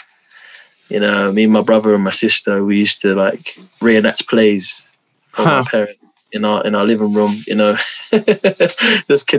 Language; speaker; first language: English; native; English